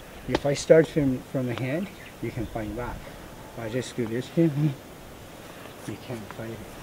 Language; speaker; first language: English; non-native, fluent; Chinese